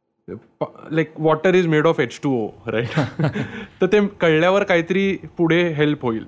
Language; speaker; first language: Marathi; native; Marathi